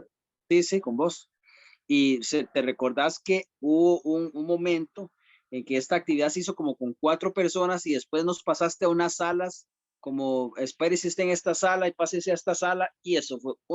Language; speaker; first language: Spanish; native; Spanish